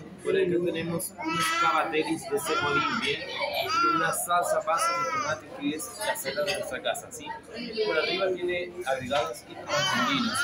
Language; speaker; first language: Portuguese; non-native, learner; Spanish